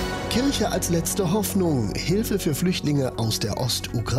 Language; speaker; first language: German; native; German